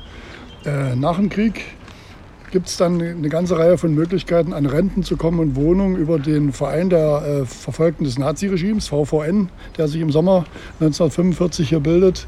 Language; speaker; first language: German; native; German